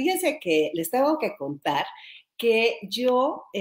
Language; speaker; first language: Spanish; native; Spanish